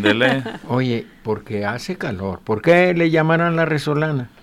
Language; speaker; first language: Spanish; native; Spanish